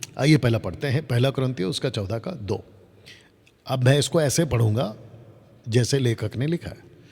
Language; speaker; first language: Hindi; non-native, local second language; Telugu